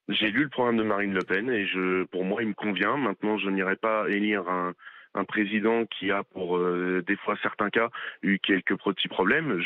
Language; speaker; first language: French; native; French